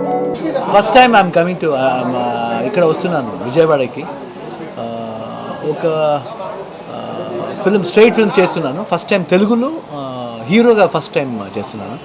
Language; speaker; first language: Telugu; non-native, learner; Kannada